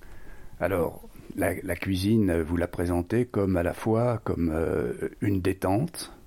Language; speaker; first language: French; native; French